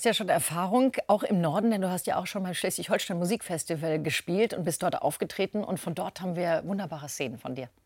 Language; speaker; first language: German; native; German